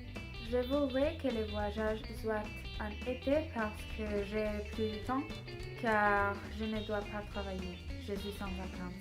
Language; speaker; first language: French; non-native, learner; Spanish